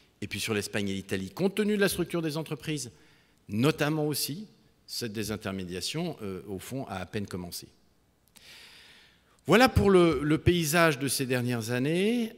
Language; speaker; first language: French; native; French